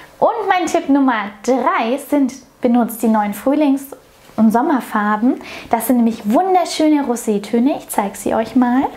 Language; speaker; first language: German; native; German